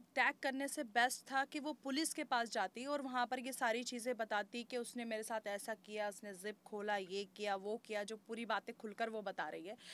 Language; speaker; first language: Hindi; native; Hindi